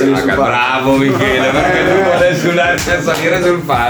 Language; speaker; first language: Italian; native; Italian